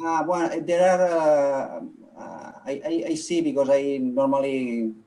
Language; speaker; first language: English; non-native, local second language; Catalan